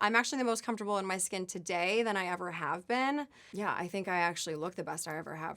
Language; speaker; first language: English; native; English